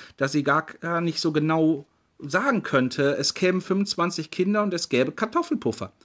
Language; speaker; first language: German; native; German